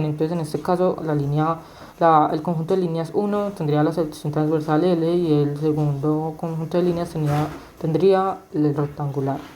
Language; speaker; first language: Spanish; native; Spanish